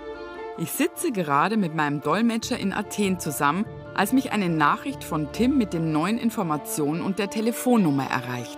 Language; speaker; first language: German; native; German